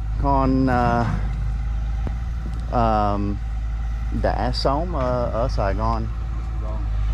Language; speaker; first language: Vietnamese; non-native, learner; English